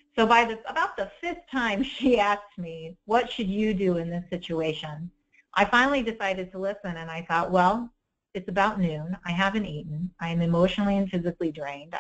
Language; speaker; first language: English; native; English